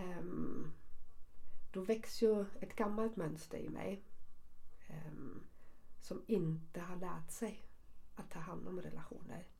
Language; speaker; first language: Swedish; early bilingual, other home language; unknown